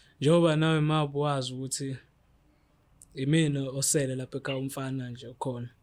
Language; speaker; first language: Zulu; native; Zulu